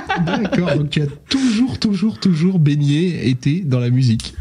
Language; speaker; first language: French; native; French